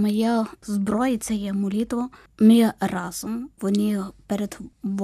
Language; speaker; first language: Ukrainian; non-native, fluent; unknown